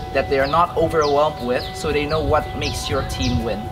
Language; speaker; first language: English; non-native, fluent; Indonesian